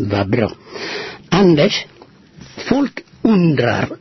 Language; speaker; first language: Swedish; non-native, fluent; Amharic